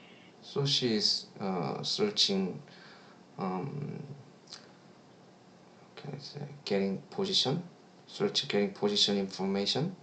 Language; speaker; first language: English; non-native, learner; Korean